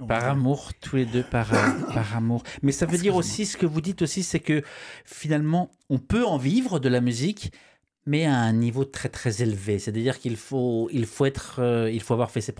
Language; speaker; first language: French; native; French